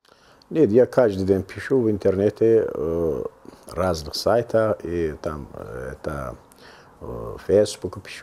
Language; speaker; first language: Russian; non-native, local second language; Azerbaijani